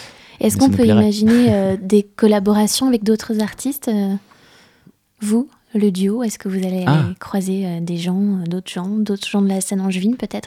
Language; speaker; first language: French; native; French